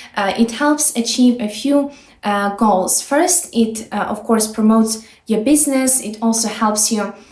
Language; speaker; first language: English; non-native, fluent; Ukrainian